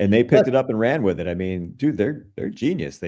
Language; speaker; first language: English; native; English